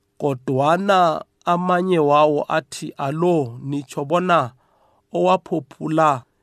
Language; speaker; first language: Zulu; non-native, local second language; South Ndebele